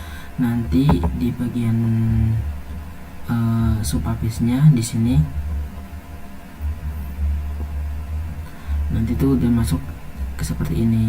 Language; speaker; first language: Indonesian; native; Indonesian